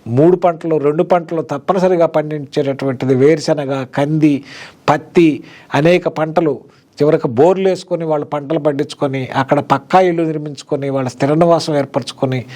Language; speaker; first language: Telugu; native; Telugu